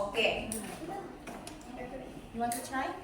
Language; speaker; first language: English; non-native, learner; Indonesian